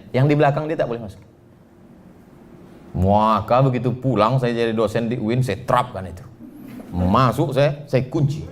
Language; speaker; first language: Indonesian; native; Indonesian